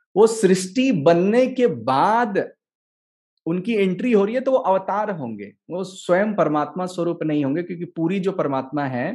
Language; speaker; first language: Hindi; native; Hindi